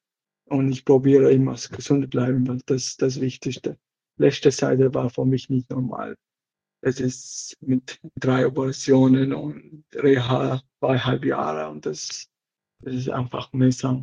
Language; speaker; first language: German; non-native, learner; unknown